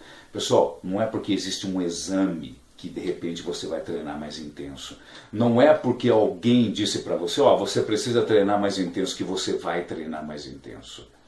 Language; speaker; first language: Portuguese; native; Portuguese